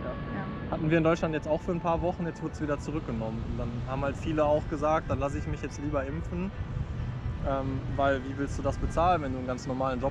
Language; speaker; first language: German; native; German